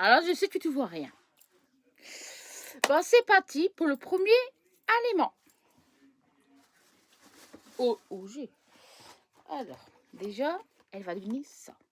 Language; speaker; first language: French; native; French